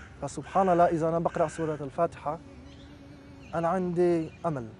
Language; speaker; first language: Arabic; non-native, learner; French